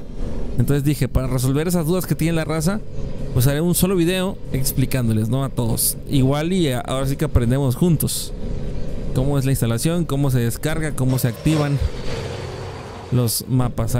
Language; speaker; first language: Spanish; native; Spanish